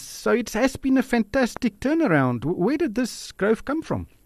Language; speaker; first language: English; non-native, local second language; Afrikaans